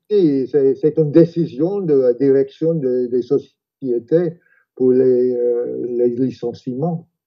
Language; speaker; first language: French; non-native, fluent; English